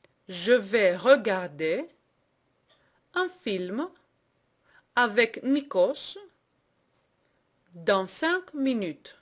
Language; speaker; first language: French; non-native, fluent; Greek